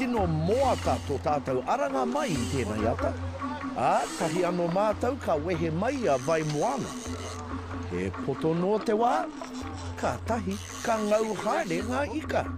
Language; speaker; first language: Māori; non-native, local second language; English